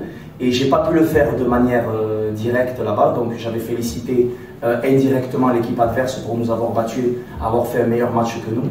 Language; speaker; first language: French; native; French